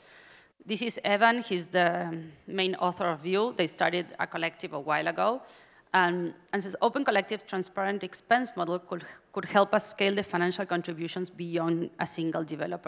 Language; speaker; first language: English; non-native, fluent; Spanish